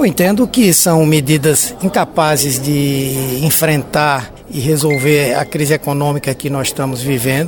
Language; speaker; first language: Portuguese; native; Portuguese